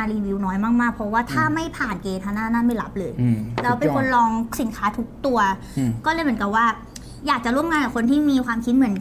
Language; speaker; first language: Thai; early bilingual, other home language; Korean